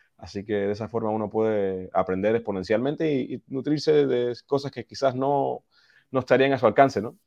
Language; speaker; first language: Spanish; early bilingual, heritage; Spanish